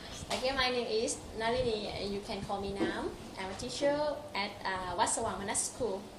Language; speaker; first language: English; non-native, local second language; Thai